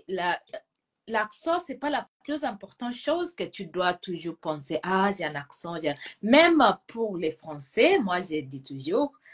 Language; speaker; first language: French; non-native, fluent; Gusii